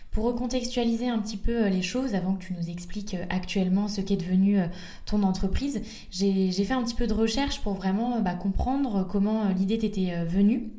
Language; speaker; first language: French; native; French